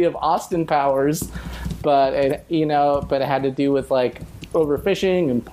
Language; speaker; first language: English; native; English